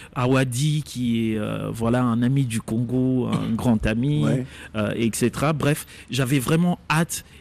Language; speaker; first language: French; non-native, local second language; Lingala